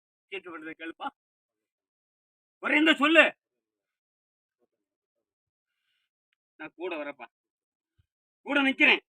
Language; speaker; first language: Tamil; native; Tamil